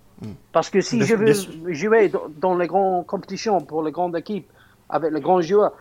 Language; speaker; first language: French; non-native, fluent; English